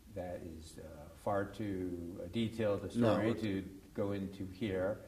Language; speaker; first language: English; native; English